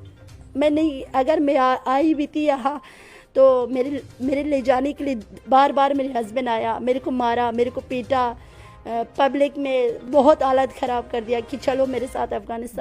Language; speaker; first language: Hindi; non-native, fluent; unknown